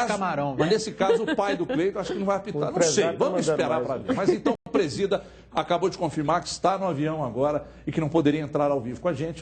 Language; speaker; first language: Portuguese; native; Portuguese